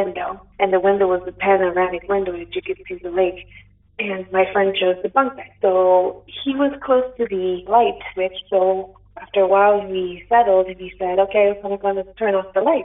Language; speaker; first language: English; non-native, fluent; French